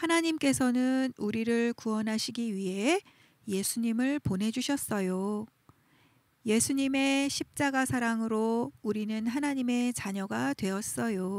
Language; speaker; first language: Korean; native; Korean